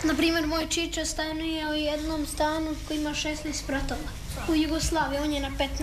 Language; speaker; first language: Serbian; early bilingual, other home language; Croatian